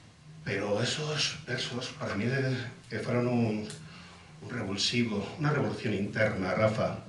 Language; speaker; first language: Spanish; native; Spanish